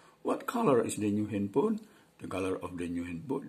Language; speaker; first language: English; non-native, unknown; Indonesian